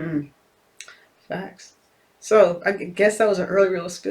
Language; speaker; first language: English; native; English